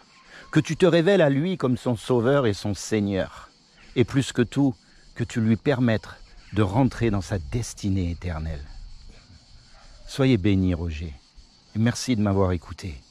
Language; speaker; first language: French; native; French